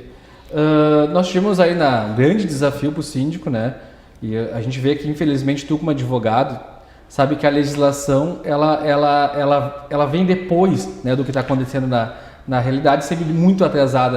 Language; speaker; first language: Portuguese; native; Portuguese